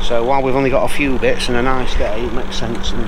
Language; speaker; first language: English; native; English